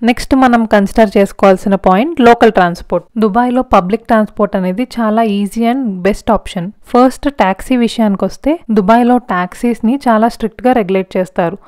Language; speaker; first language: Telugu; native; Telugu